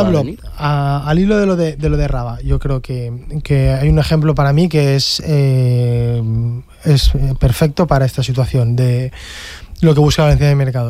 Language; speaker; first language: Spanish; native; Spanish